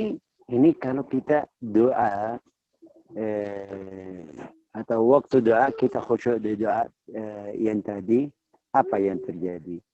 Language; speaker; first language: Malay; non-native, learner; Arabic